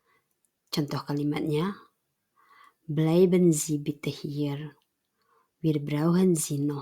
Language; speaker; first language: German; non-native, fluent; Indonesian